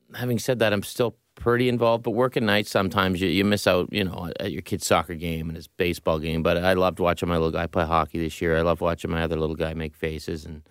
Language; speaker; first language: English; native; English